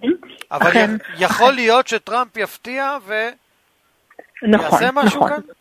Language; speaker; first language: Hebrew; native; Hebrew